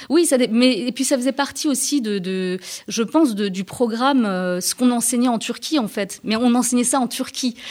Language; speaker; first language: French; early bilingual, other home language; Turkish